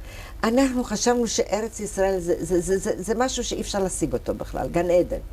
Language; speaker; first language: Hebrew; early bilingual, other home language; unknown